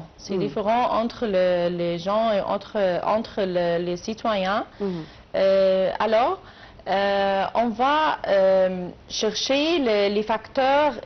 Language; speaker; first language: French; non-native, learner; Arabic